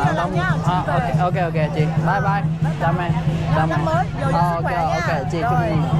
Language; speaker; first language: Vietnamese; non-native, learner; Kannada